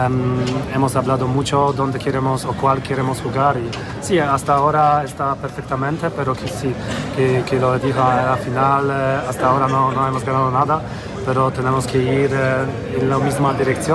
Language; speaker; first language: Spanish; non-native, fluent; Polish